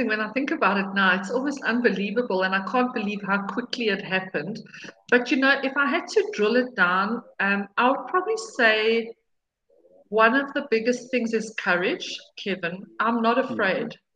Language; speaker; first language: English; native; English